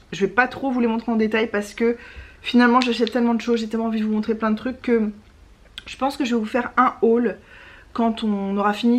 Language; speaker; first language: French; native; French